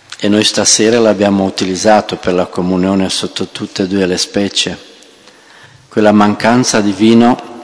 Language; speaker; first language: Italian; non-native, fluent; Romanian